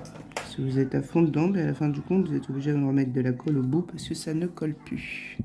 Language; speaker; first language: French; native; French